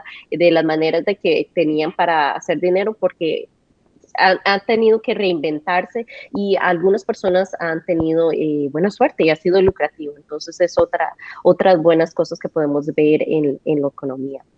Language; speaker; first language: Spanish; native; Spanish